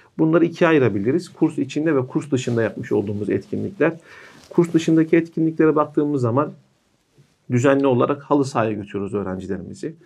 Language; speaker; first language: Turkish; native; Turkish